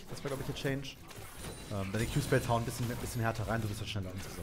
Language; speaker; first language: German; native; German